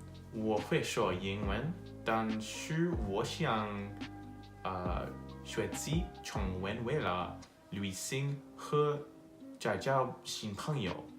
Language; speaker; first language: Chinese; non-native, learner; English